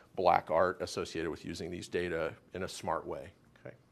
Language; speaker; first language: English; native; English